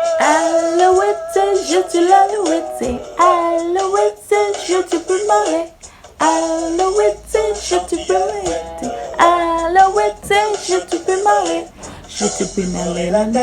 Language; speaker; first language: French; non-native, learner; English